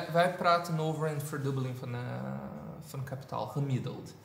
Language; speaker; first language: Dutch; non-native, fluent; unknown